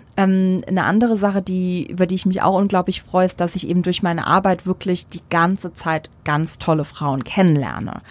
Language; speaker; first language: German; early bilingual, other home language; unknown